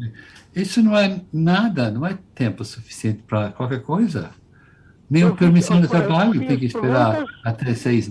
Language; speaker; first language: Portuguese; non-native, fluent; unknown